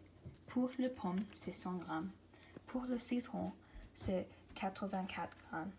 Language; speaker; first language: French; non-native, local second language; English